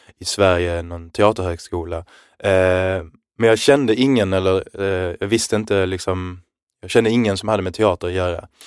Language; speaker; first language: Swedish; early bilingual, other home language; Arabic